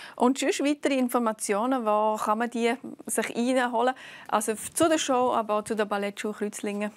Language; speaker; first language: German; native; German